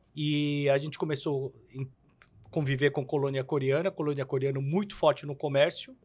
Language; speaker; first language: Portuguese; early bilingual, other home language; Korean